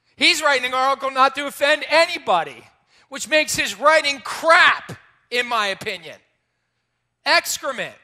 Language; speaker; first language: English; native; English